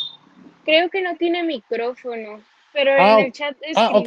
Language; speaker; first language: Spanish; native; Spanish